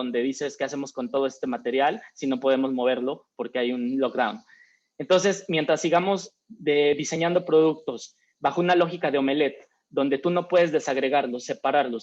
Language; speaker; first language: Spanish; native; Spanish